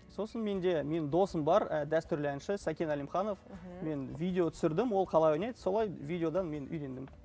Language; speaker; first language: Kazakh; non-native, local second language; Russian